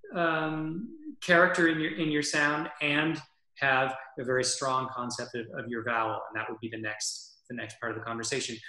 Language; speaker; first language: English; native; English